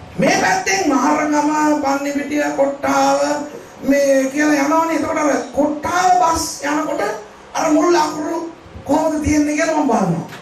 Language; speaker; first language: Sinhala; non-native, local second language; Tamil